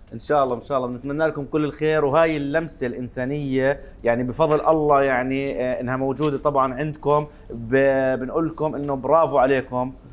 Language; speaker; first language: Arabic; native; Arabic